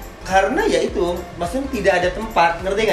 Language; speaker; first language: Indonesian; native; Indonesian